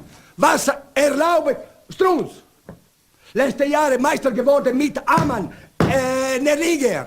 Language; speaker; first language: German; non-native, learner; Italian